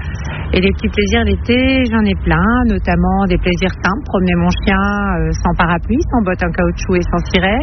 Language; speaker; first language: French; native; French